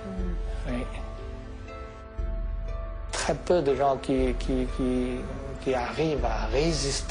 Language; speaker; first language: French; non-native, fluent; Chinese